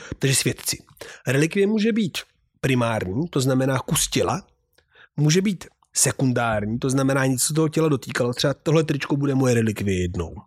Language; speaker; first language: Czech; non-native, fluent; Italian